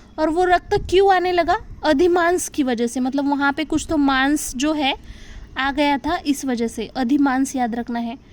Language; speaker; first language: Hindi; non-native, local second language; Marathi